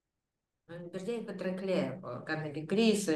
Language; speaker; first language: French; non-native, fluent; Russian